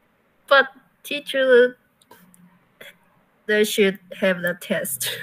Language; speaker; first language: English; non-native, learner; Chinese